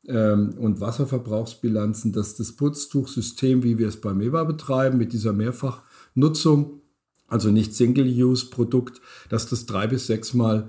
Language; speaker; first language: German; native; German